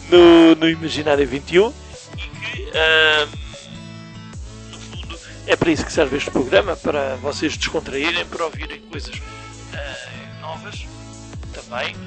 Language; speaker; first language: Portuguese; native; Portuguese